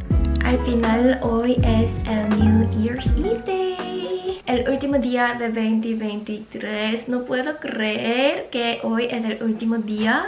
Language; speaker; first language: Spanish; non-native, local second language; Korean